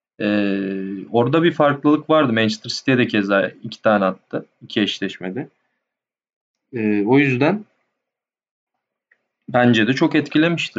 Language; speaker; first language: Turkish; native; Turkish